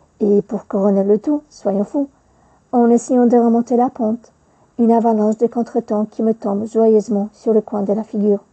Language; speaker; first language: French; non-native, fluent; Polish